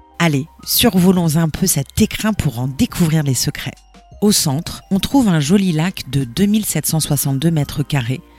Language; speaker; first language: French; native; French